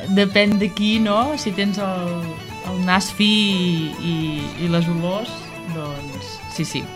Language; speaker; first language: Catalan; native; Catalan